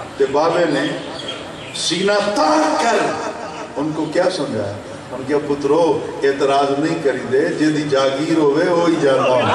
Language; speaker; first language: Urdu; non-native, local second language; Saraiki